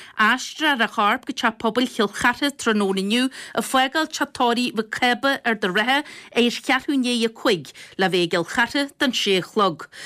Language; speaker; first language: Irish; native; Irish